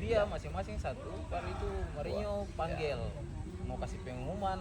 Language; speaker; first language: Malay; native; Malay